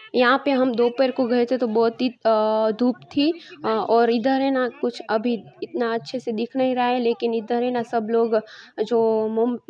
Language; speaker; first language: Hindi; non-native, local second language; Gujarati